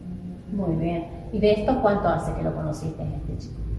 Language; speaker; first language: Spanish; native; Spanish